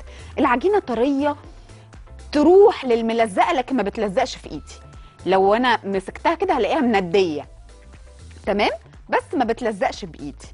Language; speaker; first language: Arabic; native; Arabic